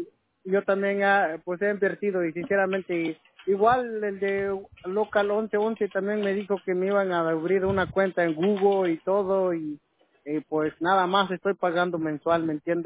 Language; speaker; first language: Spanish; native; Spanish